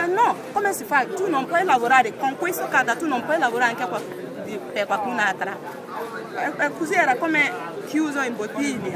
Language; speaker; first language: Italian; non-native, learner; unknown